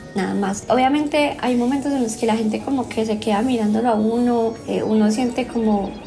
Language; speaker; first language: Spanish; native; Spanish